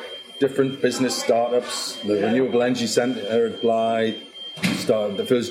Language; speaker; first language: English; native; English